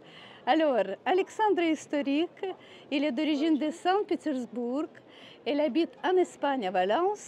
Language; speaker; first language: French; non-native, fluent; Russian